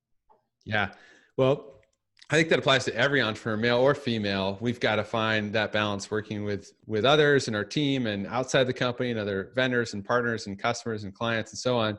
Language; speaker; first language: English; native; English